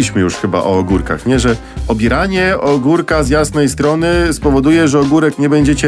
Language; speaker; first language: Polish; native; Polish